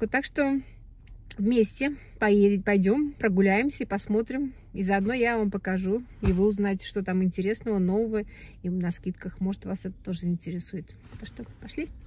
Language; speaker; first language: Russian; native; Russian